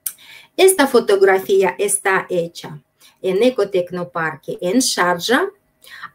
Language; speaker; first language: Spanish; non-native, fluent; Russian